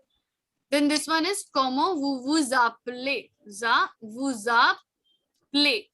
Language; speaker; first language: French; non-native, fluent; Hindi